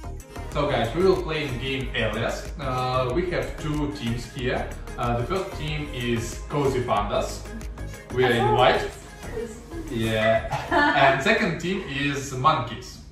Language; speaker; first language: English; non-native, learner; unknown